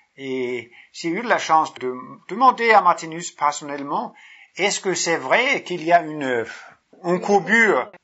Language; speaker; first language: French; non-native, fluent; Danish